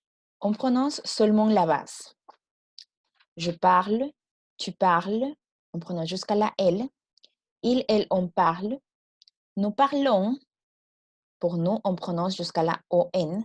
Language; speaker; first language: French; non-native, fluent; Spanish